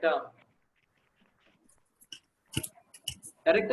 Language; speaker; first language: Tamil; native; Tamil